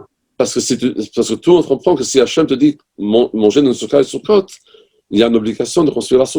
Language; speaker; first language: French; non-native, fluent; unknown